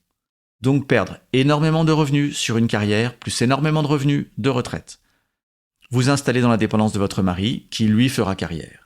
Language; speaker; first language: French; native; French